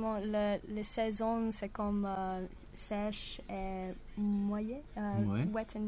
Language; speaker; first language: French; non-native, learner; English